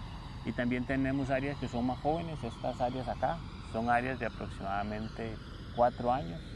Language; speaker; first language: Spanish; native; Spanish